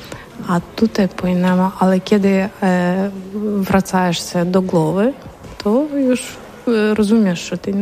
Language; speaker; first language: Polish; non-native, learner; Ukrainian